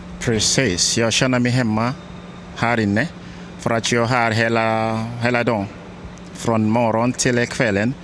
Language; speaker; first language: Swedish; non-native, learner; Igbo